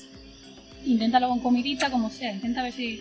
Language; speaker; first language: Spanish; native; Spanish